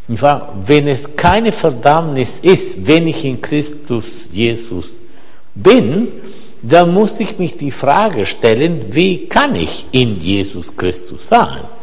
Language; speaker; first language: German; non-native, fluent; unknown